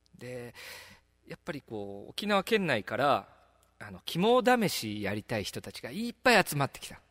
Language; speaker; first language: Japanese; native; Japanese